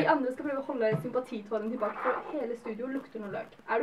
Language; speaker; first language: Norwegian; native; Norwegian